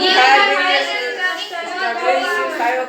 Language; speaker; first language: English; non-native, learner; Hindi